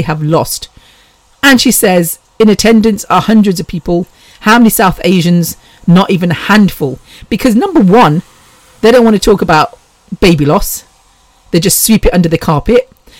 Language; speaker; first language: English; native; English